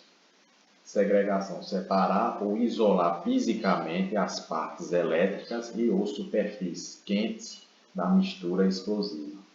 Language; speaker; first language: Portuguese; native; Portuguese